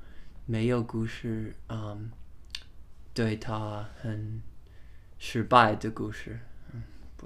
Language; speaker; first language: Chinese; non-native, learner; English